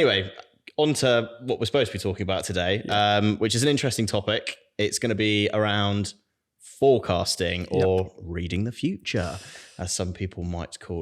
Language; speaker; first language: English; native; English